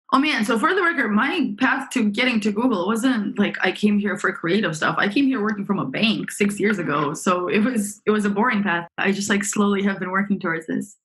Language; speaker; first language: English; early bilingual, other home language; Romanian